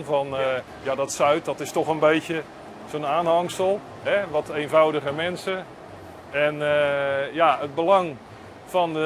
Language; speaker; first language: Dutch; native; Dutch